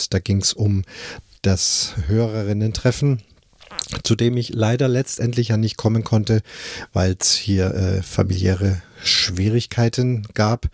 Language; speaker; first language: German; native; German